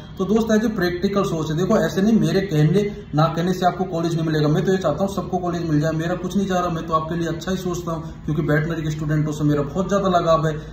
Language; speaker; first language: Hindi; native; Hindi